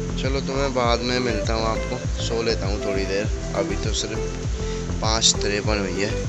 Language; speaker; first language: Hindi; native; Hindi